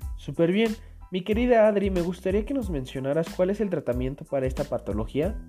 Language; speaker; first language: Spanish; native; Spanish